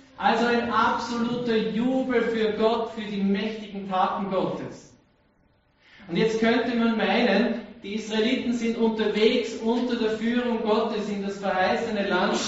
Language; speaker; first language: German; native; German